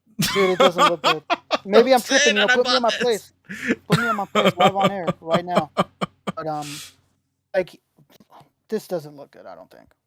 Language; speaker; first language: English; native; English